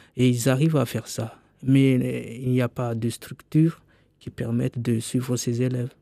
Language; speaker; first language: French; non-native, local second language; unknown